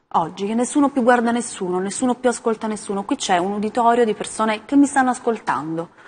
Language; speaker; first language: Italian; native; Italian